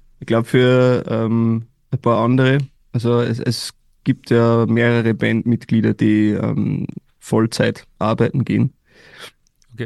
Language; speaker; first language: German; native; German